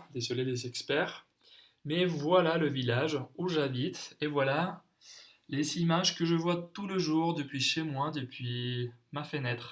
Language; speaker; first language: French; non-native, fluent; Spanish